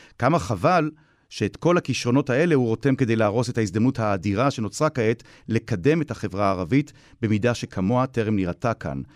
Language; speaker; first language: Hebrew; native; Hebrew